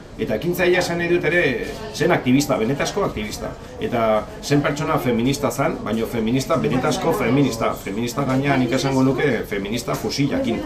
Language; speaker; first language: Basque; non-native, local second language; Spanish